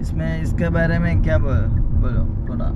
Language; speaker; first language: Hindi; non-native, local second language; Malayalam